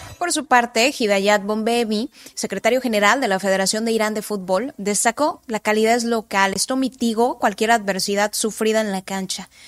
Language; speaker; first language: Spanish; native; Spanish